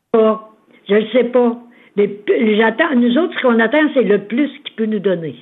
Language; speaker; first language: French; native; French